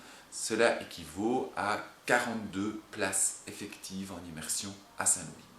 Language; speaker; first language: French; native; French